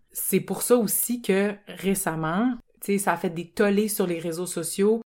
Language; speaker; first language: French; native; French